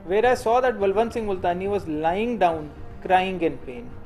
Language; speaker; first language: English; non-native, local second language; Punjabi